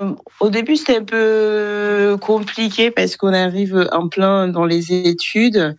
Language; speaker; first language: French; non-native, local second language; Kinyarwanda